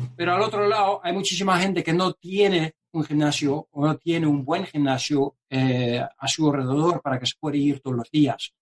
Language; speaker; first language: Spanish; non-native, fluent; Dutch